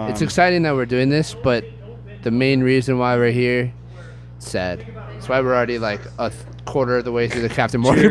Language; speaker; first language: English; native; English